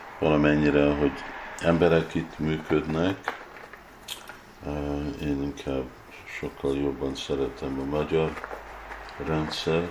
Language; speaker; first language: Hungarian; early bilingual, heritage; Hungarian